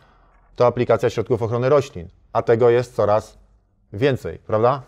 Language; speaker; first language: Polish; native; Polish